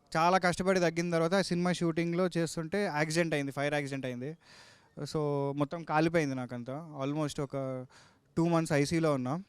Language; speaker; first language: Telugu; native; Telugu